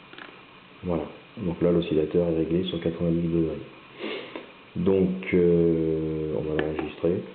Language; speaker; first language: French; native; French